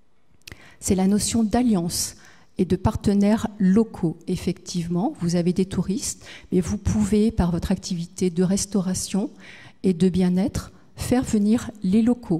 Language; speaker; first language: French; native; French